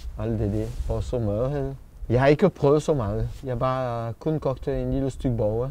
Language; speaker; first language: Danish; non-native, fluent; French